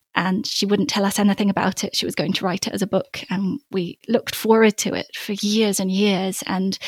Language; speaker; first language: English; native; English